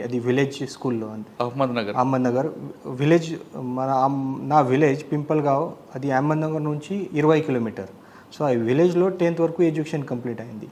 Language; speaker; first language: Telugu; non-native, local second language; Marathi